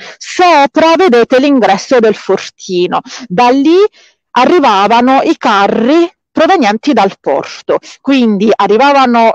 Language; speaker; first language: Italian; native; Italian